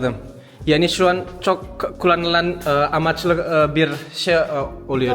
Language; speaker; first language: Turkish; non-native, fluent; Indonesian